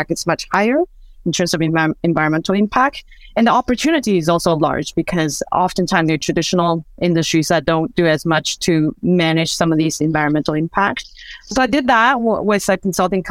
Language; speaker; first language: English; non-native, fluent; Chinese